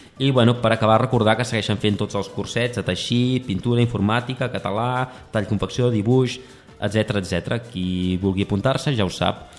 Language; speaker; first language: Catalan; native; Catalan